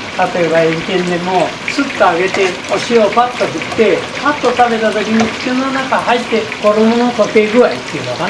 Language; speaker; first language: Japanese; native; Japanese